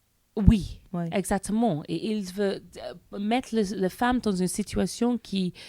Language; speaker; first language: French; non-native, learner; English